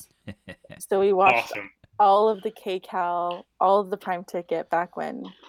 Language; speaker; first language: English; native; English